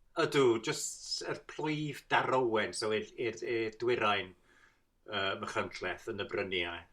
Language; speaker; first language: Welsh; non-native, fluent; English